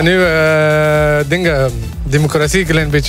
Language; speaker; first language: Dutch; non-native, learner; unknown